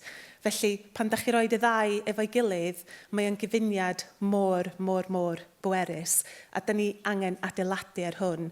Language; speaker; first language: Welsh; native; Welsh